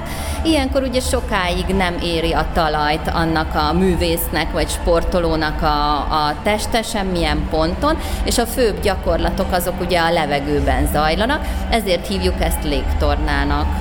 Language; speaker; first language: Hungarian; native; Hungarian